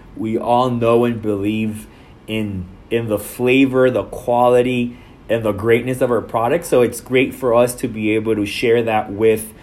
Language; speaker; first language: English; non-native, fluent; Spanish